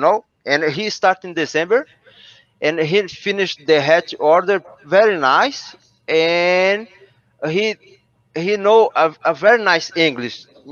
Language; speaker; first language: English; non-native, learner; Portuguese